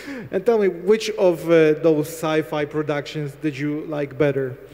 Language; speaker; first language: English; non-native, fluent; Polish